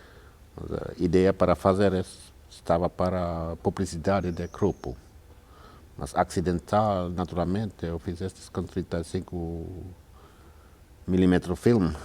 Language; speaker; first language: Portuguese; non-native, learner; Finnish